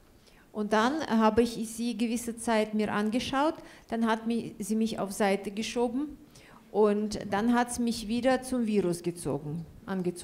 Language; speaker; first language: German; non-native, fluent; Russian